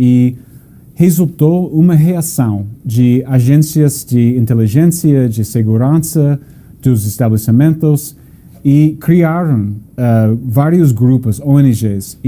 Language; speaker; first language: Portuguese; non-native, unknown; English